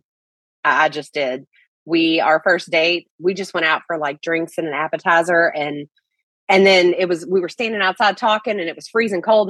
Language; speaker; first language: English; native; English